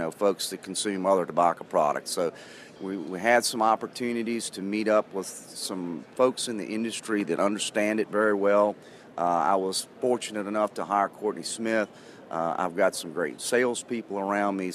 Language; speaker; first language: English; native; English